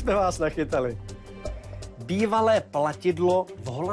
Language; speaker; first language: Czech; native; Czech